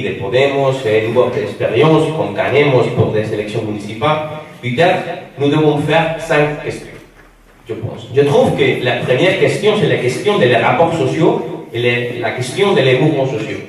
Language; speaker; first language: French; non-native, fluent; Spanish